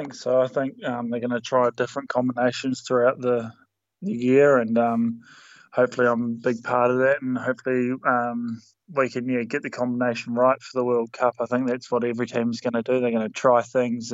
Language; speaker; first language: English; native; English